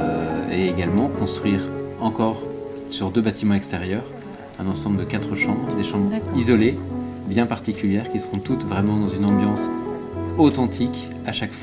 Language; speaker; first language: French; native; French